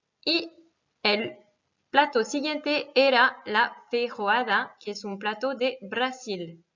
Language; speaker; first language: Spanish; non-native, fluent; French